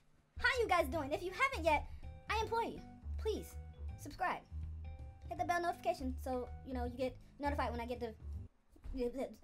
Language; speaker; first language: English; native; English